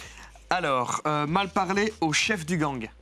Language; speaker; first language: French; native; French